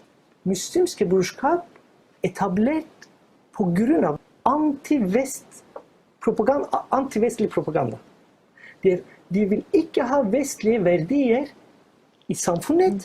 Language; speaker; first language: Norwegian; non-native, fluent; Turkish